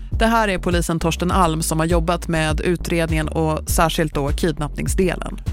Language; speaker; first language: Swedish; native; Swedish